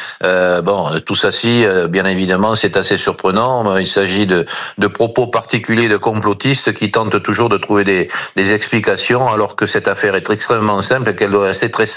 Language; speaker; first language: French; native; French